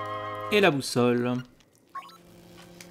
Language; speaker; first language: French; native; French